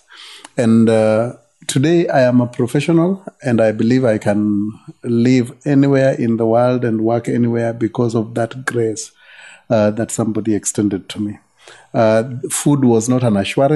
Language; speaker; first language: English; non-native, local second language; Luo (Kenya and Tanzania)